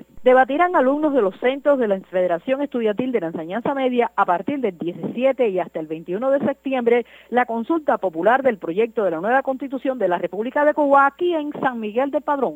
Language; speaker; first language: Spanish; native; Spanish